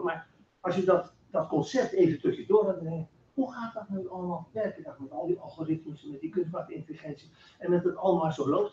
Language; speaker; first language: Dutch; native; Dutch